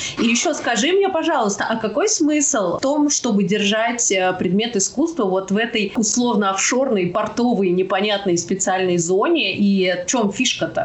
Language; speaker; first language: Russian; native; Russian